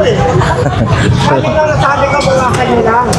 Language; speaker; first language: Filipino; native; Filipino